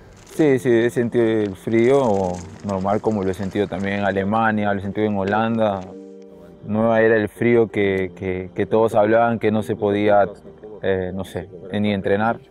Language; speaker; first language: Spanish; native; Spanish